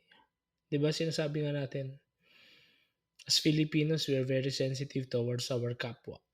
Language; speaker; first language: Filipino; native; Filipino